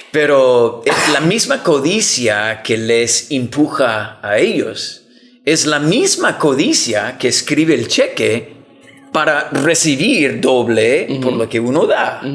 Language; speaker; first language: Spanish; non-native, fluent; English